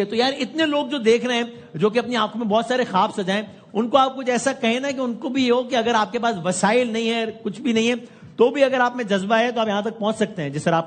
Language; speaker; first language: Urdu; native; Urdu